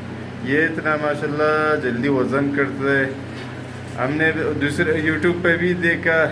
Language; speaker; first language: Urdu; non-native, local second language; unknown